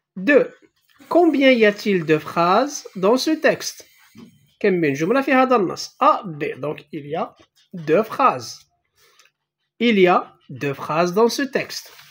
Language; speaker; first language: French; non-native, local second language; Arabic